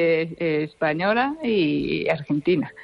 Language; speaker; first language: Spanish; non-native, fluent; Japanese